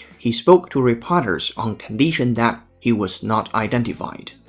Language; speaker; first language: English; non-native, fluent; Chinese